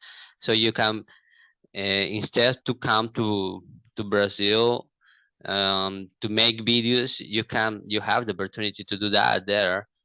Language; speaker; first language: English; non-native, learner; Portuguese